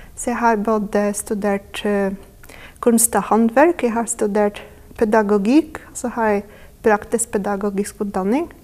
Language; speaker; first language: Norwegian; non-native, fluent; Polish